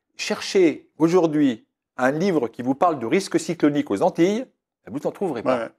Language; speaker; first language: French; native; French